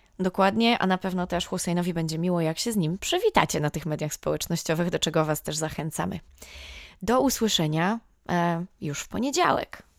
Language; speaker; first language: Polish; native; Polish